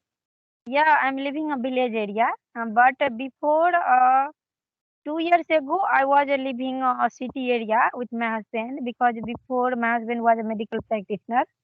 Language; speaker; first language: English; non-native, learner; Hindi